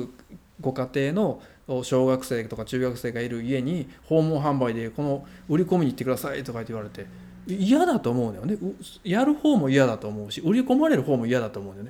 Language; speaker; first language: Japanese; native; Japanese